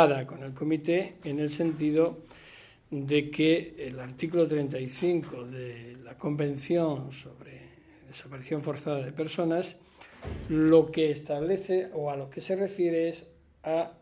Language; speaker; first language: Spanish; native; Spanish